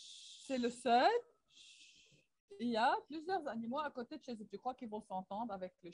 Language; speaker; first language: French; non-native, local second language; Arabic